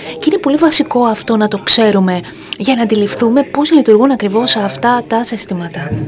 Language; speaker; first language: Greek; native; Greek